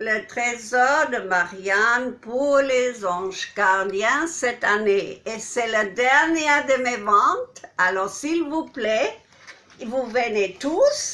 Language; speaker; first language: French; non-native, fluent; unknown